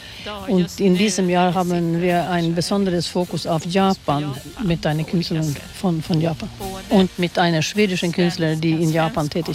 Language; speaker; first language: German; non-native, fluent; Swedish